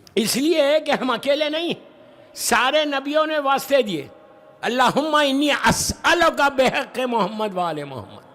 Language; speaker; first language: Urdu; native; Urdu